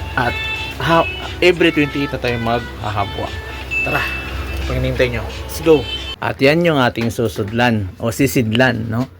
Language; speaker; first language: Filipino; non-native, local second language; Cebuano